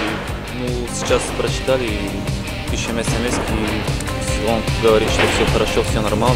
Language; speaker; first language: Russian; non-native, learner; Italian